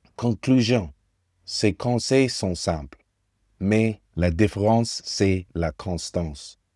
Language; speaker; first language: French; non-native, fluent; English